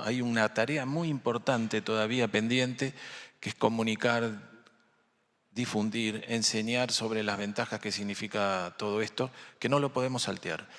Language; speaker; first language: Spanish; native; Spanish